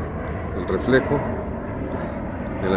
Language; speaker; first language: Spanish; native; Spanish